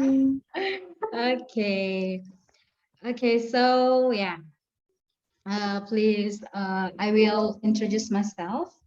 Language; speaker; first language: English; non-native, fluent; Indonesian